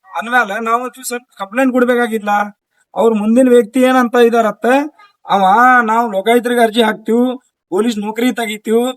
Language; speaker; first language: Kannada; native; Kannada